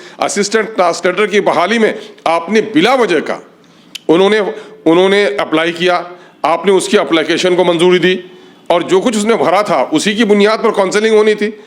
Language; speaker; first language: Urdu; native; Urdu